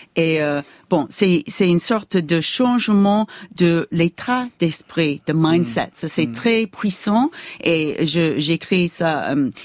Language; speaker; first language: French; non-native, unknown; English